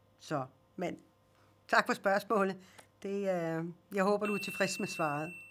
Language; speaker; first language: Danish; early bilingual, other home language; Swedish